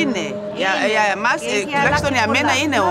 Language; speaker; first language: Greek; non-native, fluent; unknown